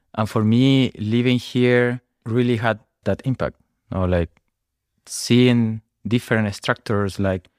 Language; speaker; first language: English; non-native, fluent; Spanish